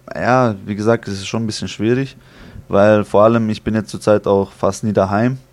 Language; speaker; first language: German; early bilingual, other home language; Chechen